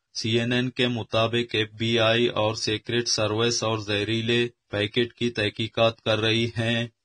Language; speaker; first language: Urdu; non-native, local second language; Baluchi